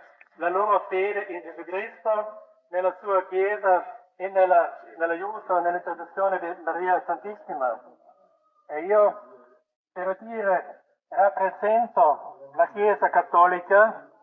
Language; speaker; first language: Italian; non-native, fluent; German